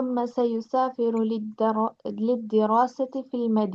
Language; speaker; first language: Arabic; non-native, learner; Albanian